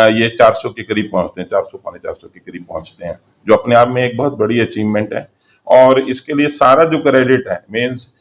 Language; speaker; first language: Hindi; non-native, local second language; Punjabi